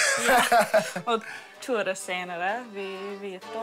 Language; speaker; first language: Norwegian; non-native, learner; English